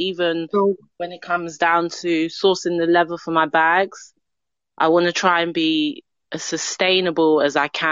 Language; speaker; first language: English; native; English